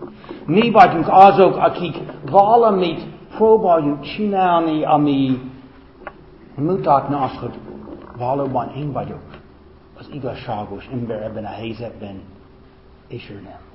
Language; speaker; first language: Hungarian; non-native, fluent; English